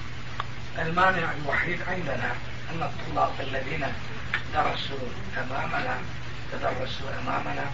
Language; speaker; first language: Arabic; non-native, fluent; Turkish